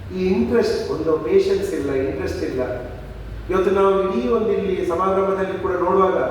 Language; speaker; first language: Kannada; non-native, local second language; Tulu